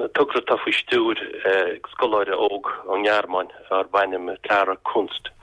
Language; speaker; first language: Irish; native; Irish